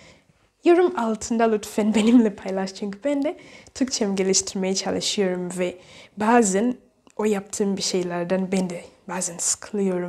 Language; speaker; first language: Turkish; non-native, learner; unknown